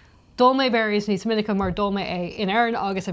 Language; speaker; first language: Irish; non-native, learner; English